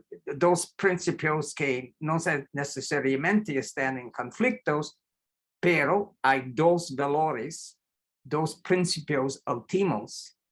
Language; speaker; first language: Spanish; non-native, fluent; English